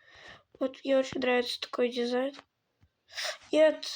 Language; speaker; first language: Russian; native; Russian